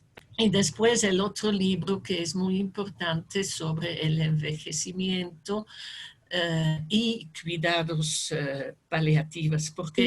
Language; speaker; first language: Spanish; non-native, fluent; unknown